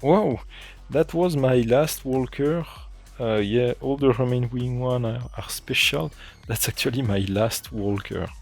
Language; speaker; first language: English; non-native, fluent; French